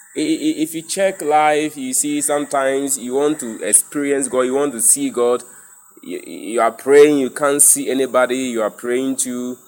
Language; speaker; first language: English; non-native, local second language; Akan